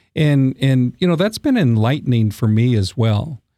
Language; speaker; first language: English; native; English